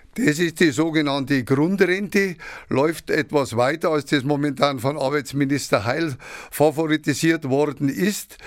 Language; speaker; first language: German; native; German